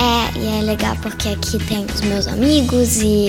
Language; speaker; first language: Portuguese; early bilingual, heritage; Portuguese